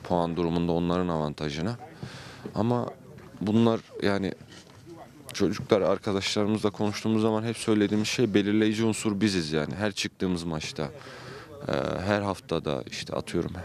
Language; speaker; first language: Turkish; native; Turkish